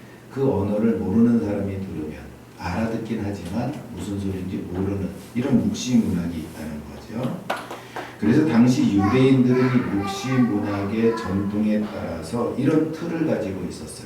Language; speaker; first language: Korean; native; Korean